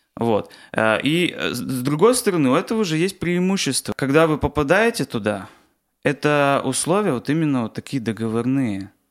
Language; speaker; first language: Russian; native; Russian